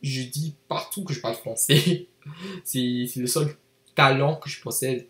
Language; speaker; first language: French; non-native, learner; English